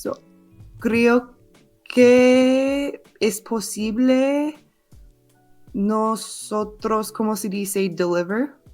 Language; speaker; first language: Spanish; non-native, learner; English